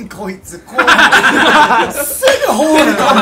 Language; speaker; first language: Japanese; native; Japanese